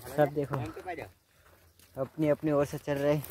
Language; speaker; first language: Hindi; non-native, local second language; Gujarati